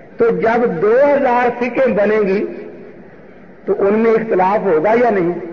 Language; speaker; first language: Urdu; non-native, local second language; Punjabi